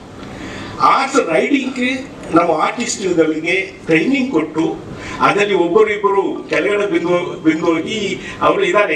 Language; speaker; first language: Kannada; non-native, learner; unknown